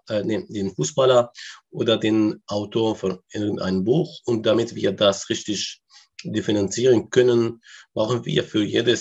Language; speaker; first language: German; non-native, learner; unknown